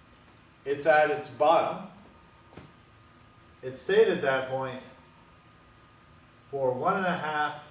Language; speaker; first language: English; native; English